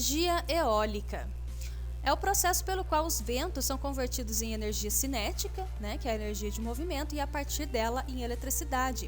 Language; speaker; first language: Portuguese; native; Portuguese